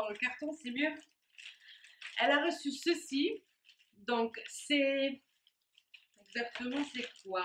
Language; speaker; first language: French; native; French